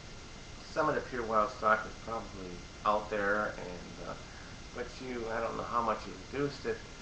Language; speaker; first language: English; native; English